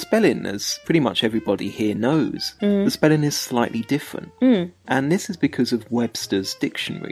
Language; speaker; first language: English; native; English